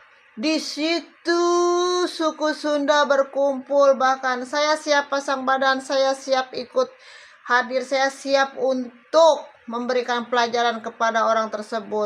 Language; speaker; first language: Indonesian; native; Indonesian